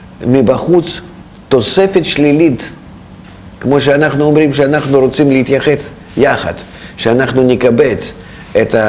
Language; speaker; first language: Hebrew; non-native, fluent; Russian